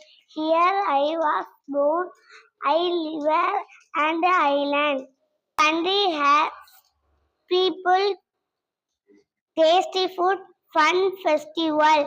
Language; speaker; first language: English; non-native, learner; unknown